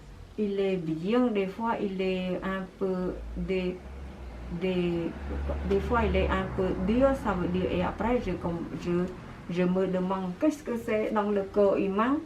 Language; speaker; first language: French; non-native, fluent; Khmer